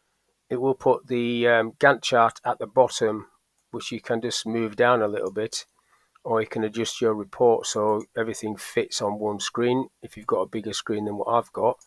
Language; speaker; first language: English; native; English